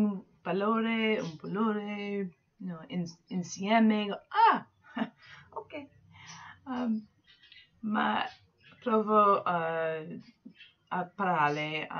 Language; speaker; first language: Italian; non-native, learner; English